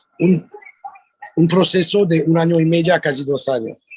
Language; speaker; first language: Spanish; non-native, learner; French